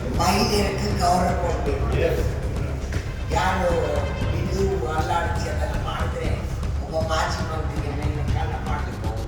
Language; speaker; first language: Kannada; non-native, local second language; Urdu